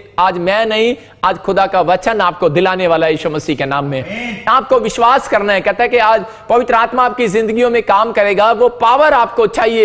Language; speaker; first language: Hindi; non-native, local second language; Punjabi